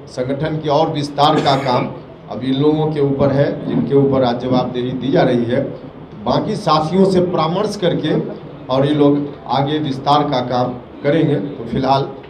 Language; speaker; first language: Hindi; native; Hindi